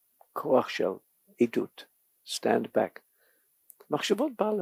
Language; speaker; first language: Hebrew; non-native, learner; English